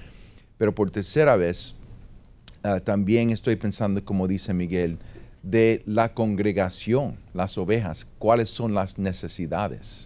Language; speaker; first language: Spanish; early bilingual, heritage; Spanish